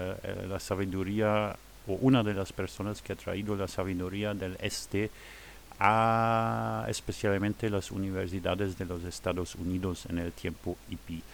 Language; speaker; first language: Spanish; non-native, fluent; German